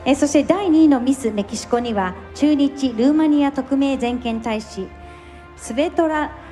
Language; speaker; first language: Japanese; native; Japanese